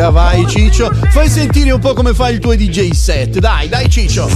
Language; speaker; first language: Italian; native; Italian